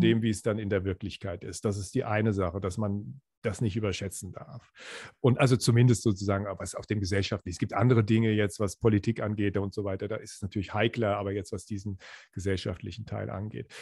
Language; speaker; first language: German; native; German